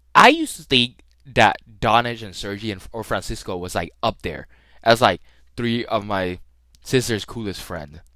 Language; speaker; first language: English; early bilingual, other home language; Thai